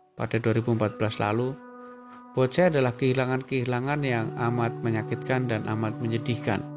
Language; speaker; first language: Indonesian; native; Indonesian